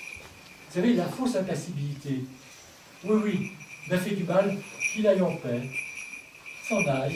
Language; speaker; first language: French; native; French